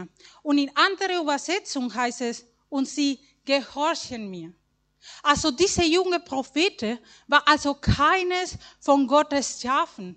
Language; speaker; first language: German; non-native, learner; Spanish